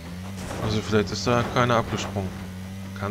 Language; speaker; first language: German; native; German